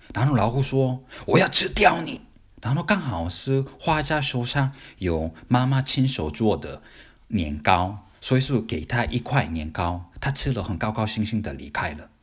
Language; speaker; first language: Chinese; non-native, fluent; Korean